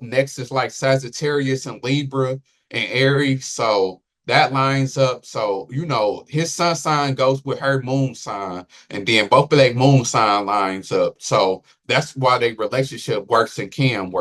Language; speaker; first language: English; native; English